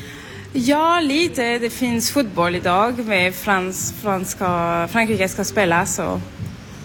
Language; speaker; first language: Swedish; non-native, fluent; French